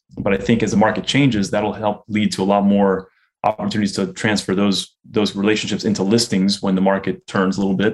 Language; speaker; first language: English; native; English